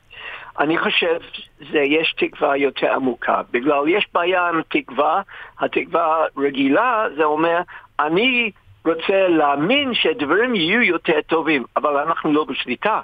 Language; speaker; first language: Hebrew; non-native, fluent; English